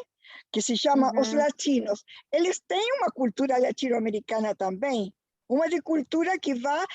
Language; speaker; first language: Portuguese; non-native, fluent; Spanish